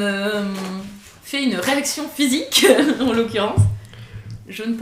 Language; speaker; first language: French; native; French